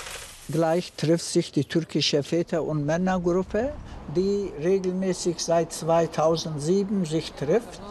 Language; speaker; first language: German; non-native, fluent; Turkish